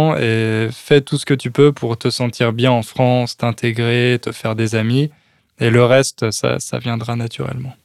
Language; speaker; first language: French; native; French